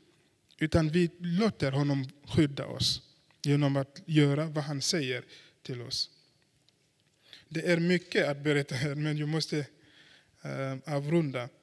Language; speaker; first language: Swedish; non-native, fluent; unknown